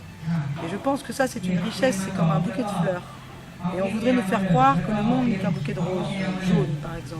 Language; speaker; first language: French; native; French